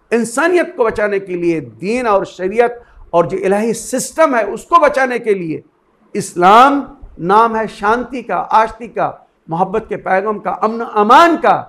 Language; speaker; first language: Hindi; native; Hindi